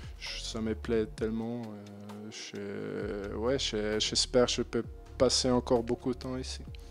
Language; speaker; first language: French; non-native, learner; German